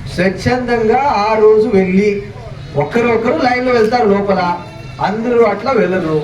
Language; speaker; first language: Telugu; non-native, local second language; Marathi